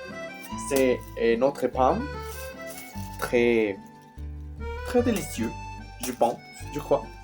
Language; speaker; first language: French; non-native, learner; Spanish